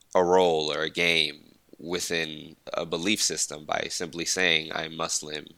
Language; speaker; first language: English; early bilingual, other home language; Spanish